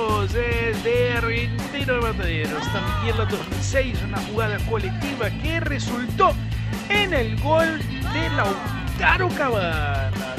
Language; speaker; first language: Spanish; native; Spanish